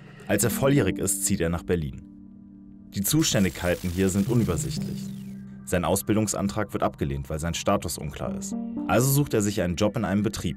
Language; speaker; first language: German; native; German